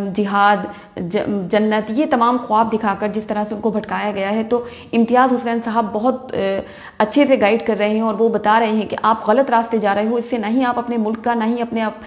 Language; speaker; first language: Hindi; native; Hindi